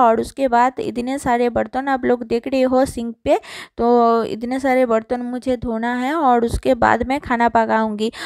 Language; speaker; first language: Hindi; non-native, local second language; Bangla